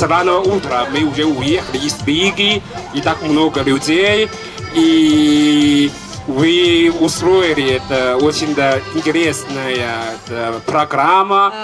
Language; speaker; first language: Russian; non-native, learner; Latvian